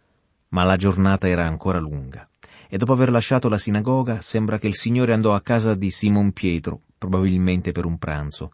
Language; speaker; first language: Italian; native; Italian